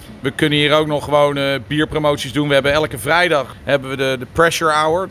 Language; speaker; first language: Dutch; native; Dutch